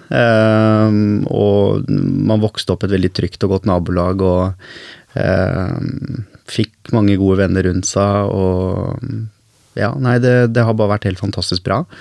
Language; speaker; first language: Norwegian; early bilingual, other home language; Arabic